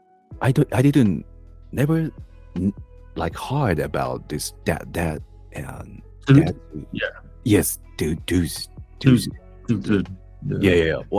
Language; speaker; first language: English; non-native, learner; Japanese